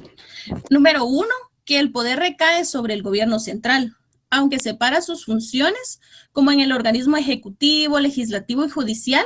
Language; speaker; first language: Spanish; native; Spanish